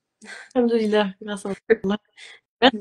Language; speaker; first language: French; native; French